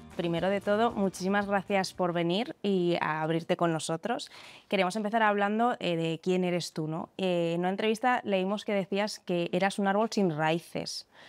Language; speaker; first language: Spanish; native; Spanish